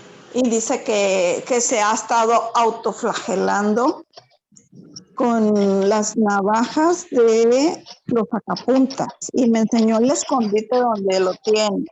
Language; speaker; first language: Spanish; native; Spanish